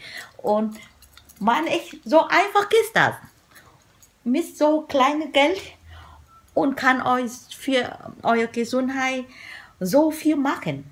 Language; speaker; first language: German; non-native, learner; Vietnamese